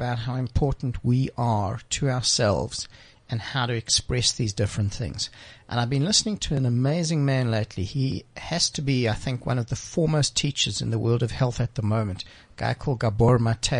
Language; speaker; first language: English; native; English